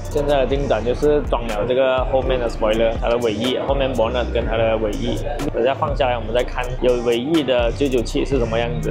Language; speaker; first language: Chinese; native; Chinese